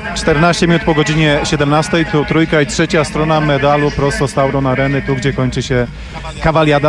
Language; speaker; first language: Polish; native; Polish